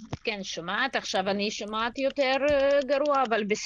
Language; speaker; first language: Hebrew; non-native, fluent; Russian